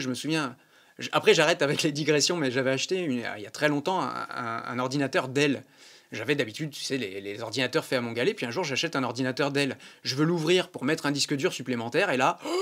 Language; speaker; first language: French; native; French